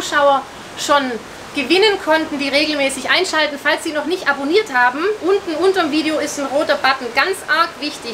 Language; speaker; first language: German; native; German